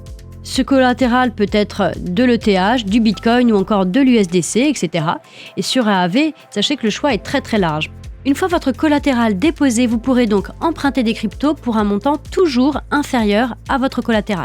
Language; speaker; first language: French; native; French